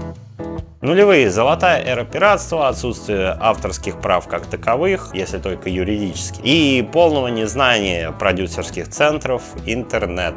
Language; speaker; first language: Russian; native; Russian